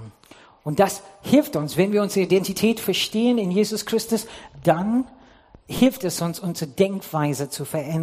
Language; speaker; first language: German; non-native, fluent; English